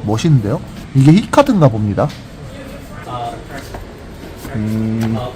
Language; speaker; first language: Korean; native; Korean